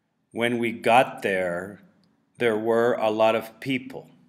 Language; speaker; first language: English; native; English